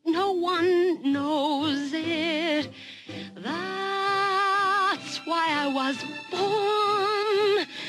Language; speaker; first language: English; non-native, local second language; Jamaican Creole English